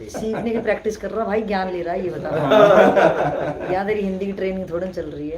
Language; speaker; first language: Hindi; native; Hindi